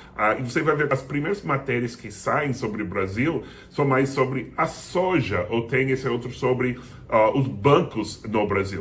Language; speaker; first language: Portuguese; non-native, fluent; English